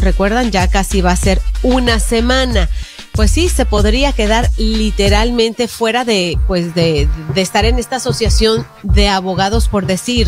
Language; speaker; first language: Spanish; native; Spanish